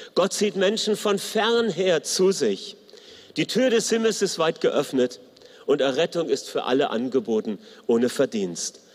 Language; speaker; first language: German; native; German